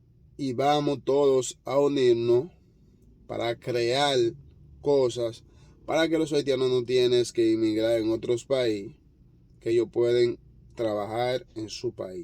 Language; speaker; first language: Spanish; non-native, fluent; Haitian Creole